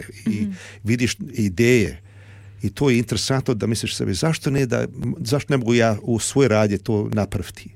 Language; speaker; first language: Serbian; early bilingual, heritage; Serbian